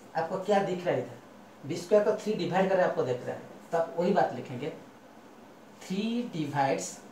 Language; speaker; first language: Hindi; non-native, local second language; Bangla